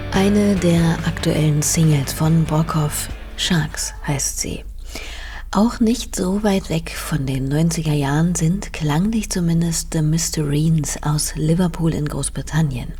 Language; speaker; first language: German; native; German